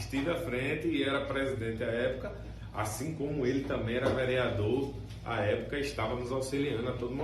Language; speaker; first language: Portuguese; native; Portuguese